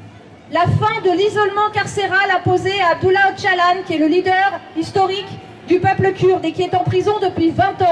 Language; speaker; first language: French; native; French